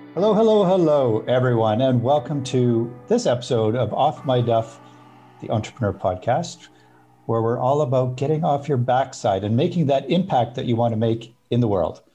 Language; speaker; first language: English; native; English